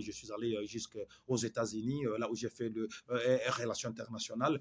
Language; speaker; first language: French; non-native, fluent; Swahili